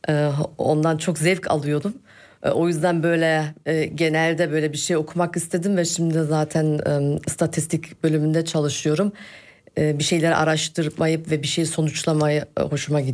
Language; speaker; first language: Turkish; early bilingual, heritage; Turkish